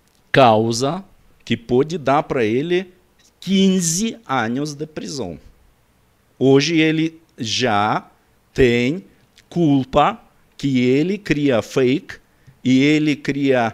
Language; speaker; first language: Portuguese; non-native, learner; Russian